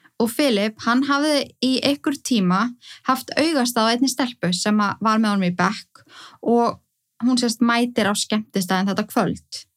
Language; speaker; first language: Icelandic; native; Icelandic